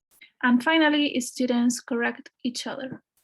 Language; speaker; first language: English; non-native, fluent; Spanish